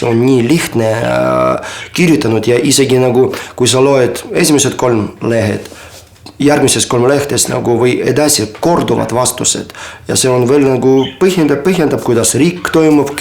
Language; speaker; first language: Estonian; non-native, fluent; Ukrainian